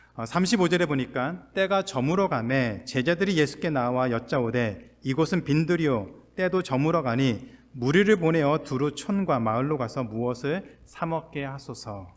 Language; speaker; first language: Korean; native; Korean